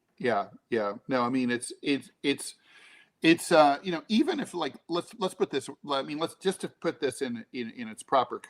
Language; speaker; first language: English; native; English